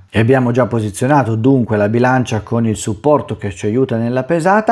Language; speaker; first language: Italian; native; Italian